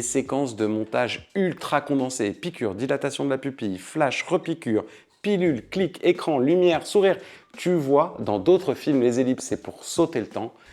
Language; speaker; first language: French; native; French